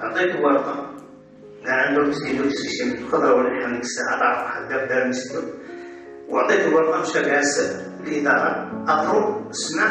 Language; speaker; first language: Arabic; native; Arabic